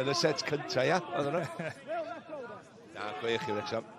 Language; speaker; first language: Welsh; native; Welsh